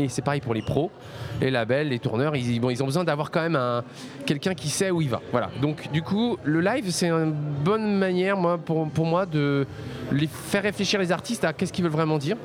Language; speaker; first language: French; native; French